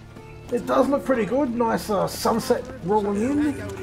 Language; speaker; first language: English; native; English